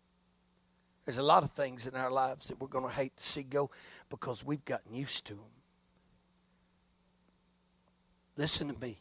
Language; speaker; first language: English; native; English